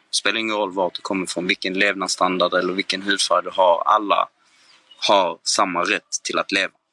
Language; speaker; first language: Swedish; native; Swedish